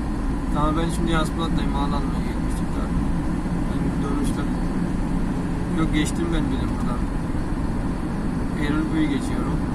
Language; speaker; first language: Turkish; non-native, learner; Urdu